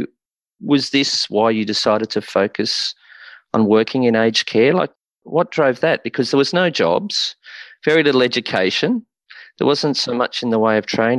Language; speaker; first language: English; native; English